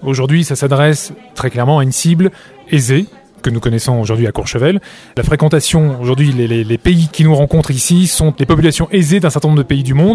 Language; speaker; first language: French; native; French